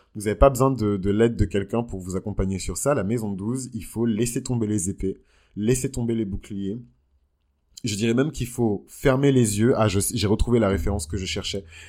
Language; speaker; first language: French; native; French